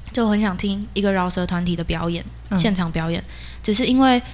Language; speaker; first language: Chinese; native; Chinese